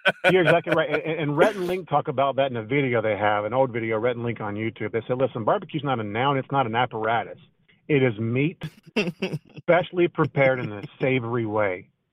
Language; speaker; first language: English; native; English